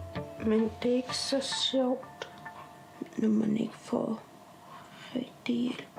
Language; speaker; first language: Danish; non-native, local second language; Kalaallisut